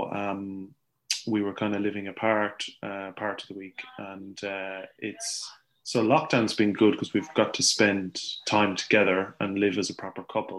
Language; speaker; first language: English; native; English